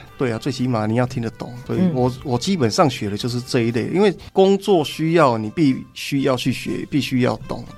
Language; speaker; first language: Chinese; native; Chinese